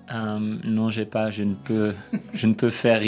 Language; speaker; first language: French; non-native, learner; Dutch